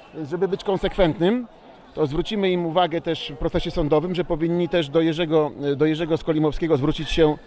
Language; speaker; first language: Polish; native; Polish